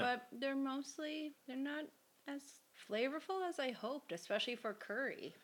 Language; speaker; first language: English; native; English